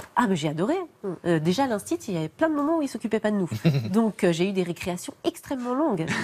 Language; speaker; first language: French; native; French